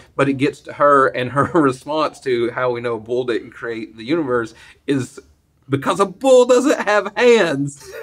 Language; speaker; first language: English; native; English